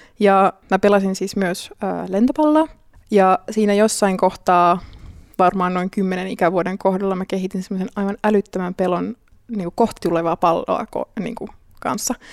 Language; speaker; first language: Finnish; native; Finnish